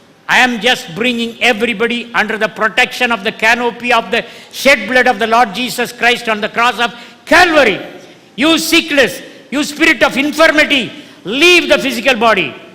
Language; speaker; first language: English; non-native, local second language; Tamil